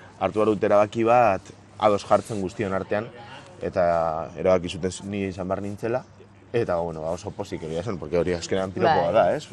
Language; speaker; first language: Basque; non-native, local second language; Spanish